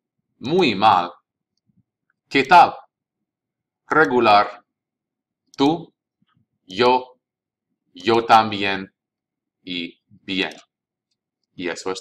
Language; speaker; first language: Spanish; non-native, fluent; English